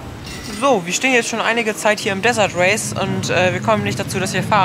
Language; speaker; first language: German; native; German